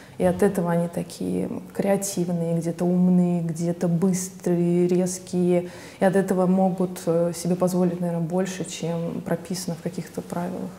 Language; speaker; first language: Russian; native; Russian